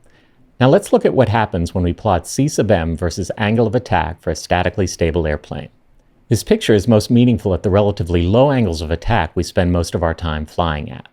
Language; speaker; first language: English; native; English